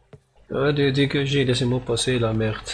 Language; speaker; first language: French; non-native, learner; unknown